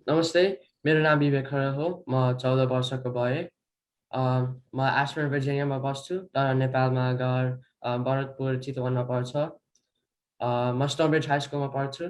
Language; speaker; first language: Nepali; early bilingual, heritage; Nepali